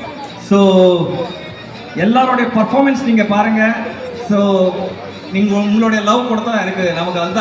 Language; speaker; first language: Tamil; non-native, learner; Kannada